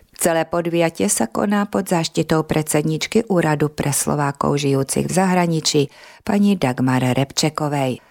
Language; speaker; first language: Slovak; non-native, local second language; Hungarian